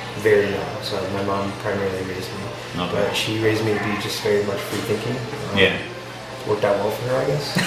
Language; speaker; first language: English; native; English